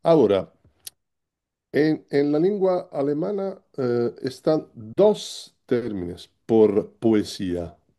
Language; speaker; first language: Spanish; non-native, learner; Italian